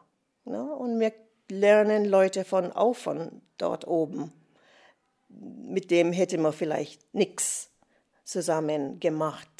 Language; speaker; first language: German; non-native, fluent; English